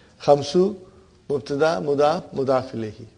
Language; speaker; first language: Arabic; non-native, fluent; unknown